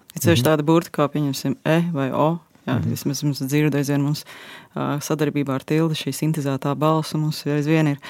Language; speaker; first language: Latvian; native; Latvian